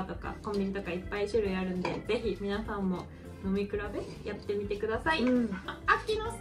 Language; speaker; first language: Japanese; native; Japanese